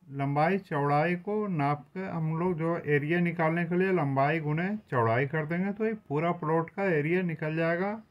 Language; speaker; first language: Hindi; native; Hindi